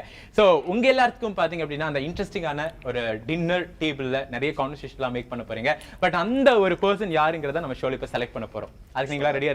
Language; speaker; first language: Tamil; native; Tamil